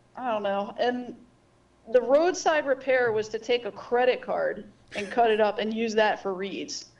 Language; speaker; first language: English; native; English